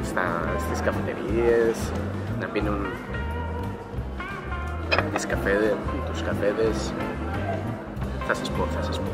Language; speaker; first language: Greek; non-native, learner; Spanish